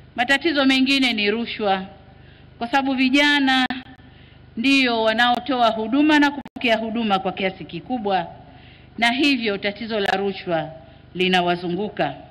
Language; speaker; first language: Swahili; native; Swahili